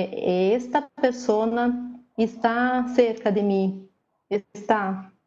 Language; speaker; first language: Spanish; non-native, learner; Portuguese